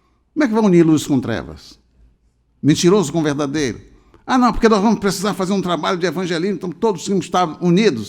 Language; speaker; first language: Portuguese; native; Portuguese